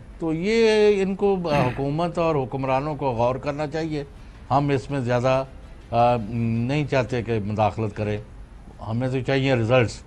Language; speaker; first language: Urdu; non-native, local second language; Punjabi